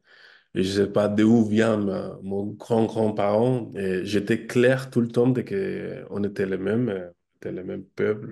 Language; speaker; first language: French; non-native, fluent; Spanish